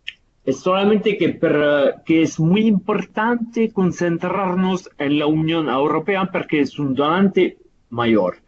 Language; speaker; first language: Spanish; non-native, fluent; Italian